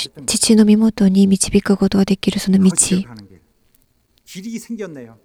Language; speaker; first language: Japanese; non-native, learner; Korean